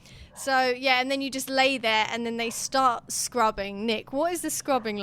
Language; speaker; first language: English; native; English